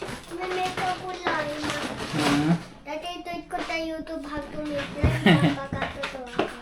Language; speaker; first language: Filipino; early bilingual, heritage; Filipino